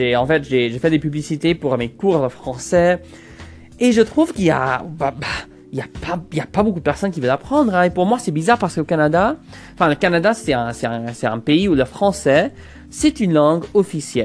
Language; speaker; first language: French; non-native, fluent; English